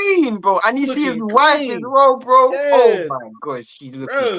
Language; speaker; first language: English; native; English